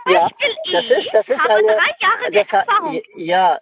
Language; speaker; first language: German; non-native, learner; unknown